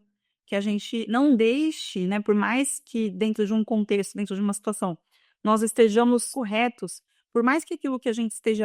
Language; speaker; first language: Portuguese; native; Portuguese